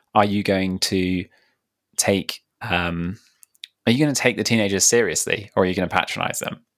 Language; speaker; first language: English; native; English